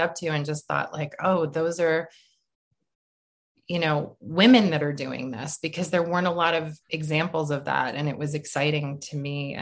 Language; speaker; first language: English; native; English